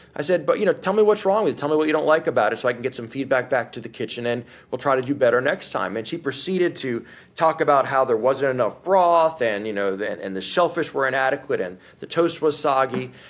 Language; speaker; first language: English; native; English